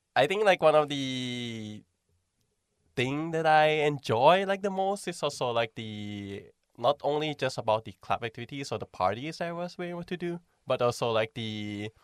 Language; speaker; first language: English; non-native, fluent; Thai